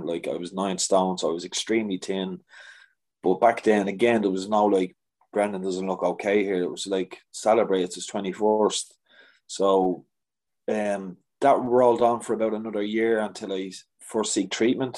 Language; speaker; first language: English; native; English